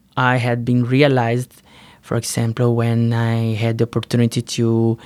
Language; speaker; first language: English; non-native, learner; Portuguese